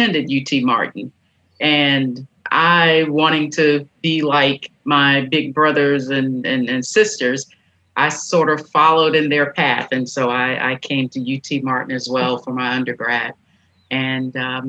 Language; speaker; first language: English; native; English